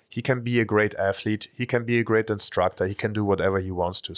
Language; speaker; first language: English; non-native, fluent; German